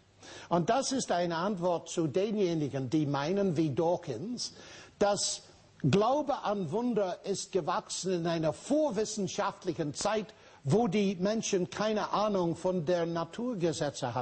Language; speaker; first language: German; non-native, fluent; English